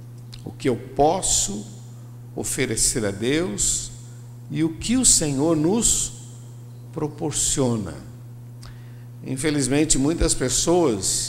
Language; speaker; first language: Portuguese; native; Portuguese